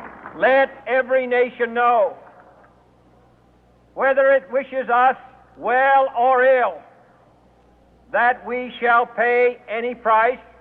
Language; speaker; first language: English; native; English